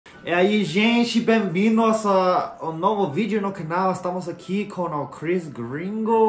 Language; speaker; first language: Portuguese; non-native, fluent; English